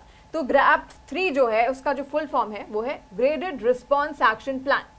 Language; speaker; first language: Hindi; native; Hindi